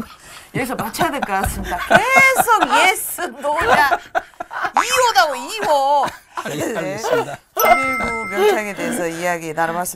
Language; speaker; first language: Korean; native; Korean